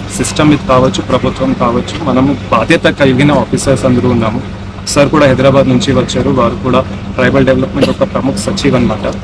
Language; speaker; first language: Telugu; non-native, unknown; Hindi